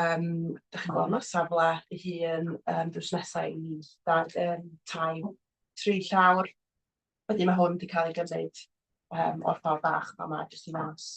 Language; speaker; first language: Welsh; native; Welsh